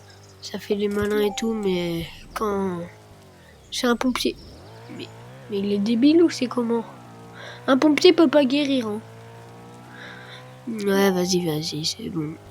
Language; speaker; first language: French; native; French